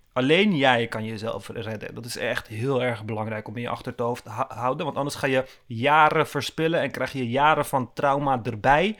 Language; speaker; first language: Dutch; early bilingual, other home language; Turkish